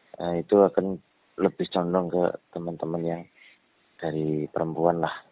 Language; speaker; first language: Indonesian; native; Indonesian